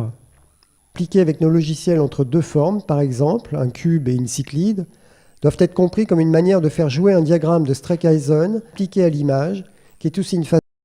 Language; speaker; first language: French; native; French